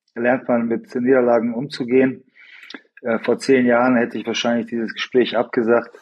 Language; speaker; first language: German; early bilingual, other home language; Bosnian